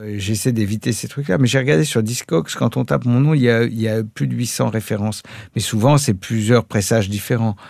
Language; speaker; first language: French; native; French